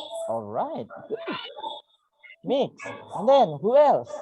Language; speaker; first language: English; non-native, fluent; Indonesian